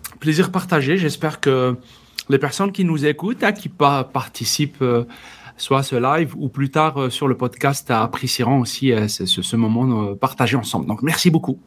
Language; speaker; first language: French; non-native, local second language; Kabyle